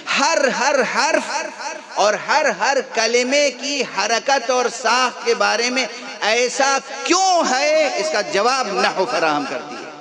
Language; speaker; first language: Urdu; native; Urdu